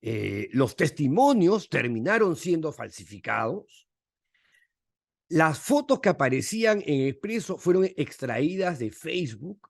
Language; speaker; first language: Spanish; native; Spanish